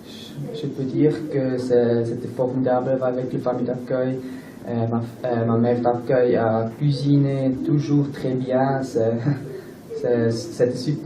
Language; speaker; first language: French; non-native, local second language; German